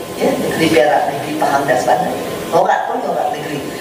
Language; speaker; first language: Malay; native; Malay